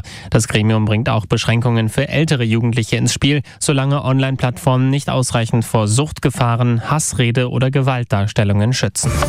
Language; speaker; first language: German; native; German